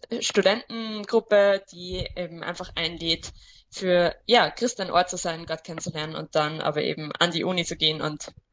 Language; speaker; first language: German; native; German